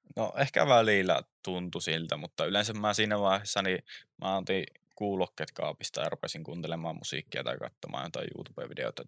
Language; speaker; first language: Finnish; native; Finnish